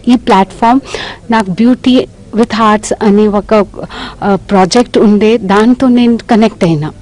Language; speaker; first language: Telugu; non-native, local second language; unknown